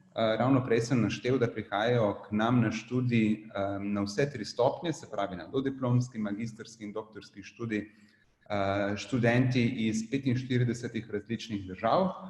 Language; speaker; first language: Slovenian; native; Slovenian